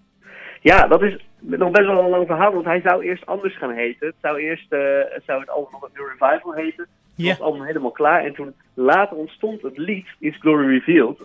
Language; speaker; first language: Dutch; native; Dutch